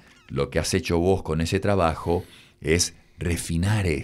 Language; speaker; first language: Spanish; native; Spanish